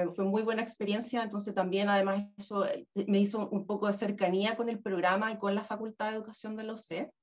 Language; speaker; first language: Spanish; native; Spanish